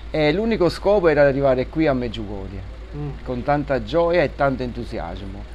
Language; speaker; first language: Italian; native; Italian